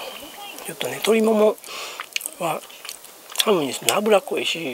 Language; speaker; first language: Japanese; native; Japanese